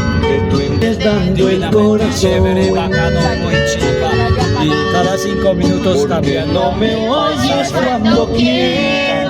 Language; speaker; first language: Spanish; non-native, fluent; Japanese